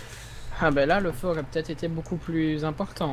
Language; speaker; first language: French; native; French